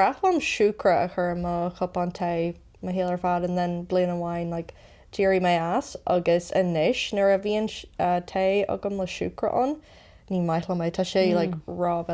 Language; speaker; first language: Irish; non-native, local second language; English